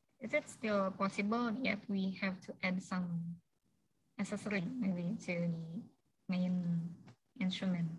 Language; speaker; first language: English; non-native, fluent; Indonesian